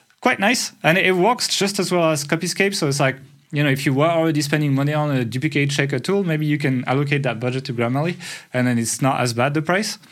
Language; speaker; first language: English; non-native, fluent; French